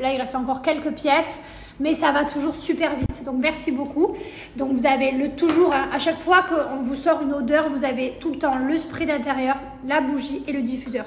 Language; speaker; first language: French; native; French